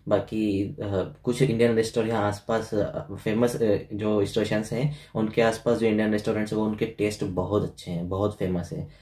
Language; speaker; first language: Hindi; native; Hindi